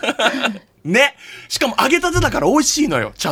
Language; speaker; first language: Japanese; native; Japanese